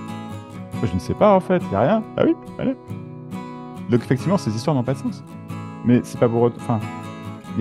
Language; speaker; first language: French; native; French